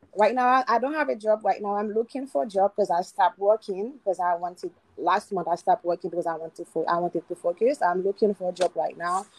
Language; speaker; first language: English; non-native, fluent; Haitian Creole